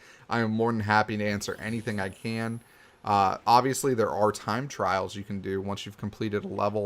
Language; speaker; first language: English; native; English